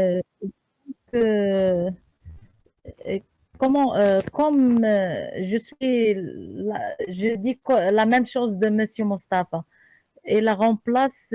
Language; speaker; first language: French; non-native, learner; Arabic